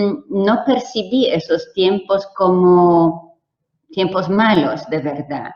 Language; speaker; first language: Spanish; non-native, fluent; Polish